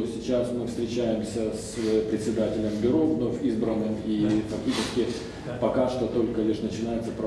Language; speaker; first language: Russian; native; Russian